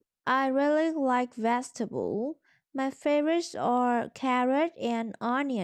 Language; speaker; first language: English; non-native, learner; Vietnamese